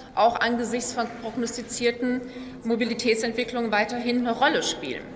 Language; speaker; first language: German; native; German